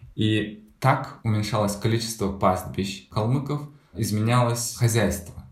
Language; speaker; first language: Russian; native; Russian